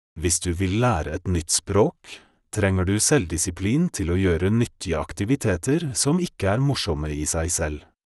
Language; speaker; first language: Norwegian; non-native, fluent; Polish